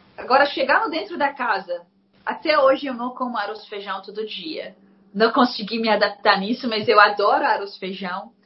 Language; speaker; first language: Portuguese; non-native, fluent; Arabic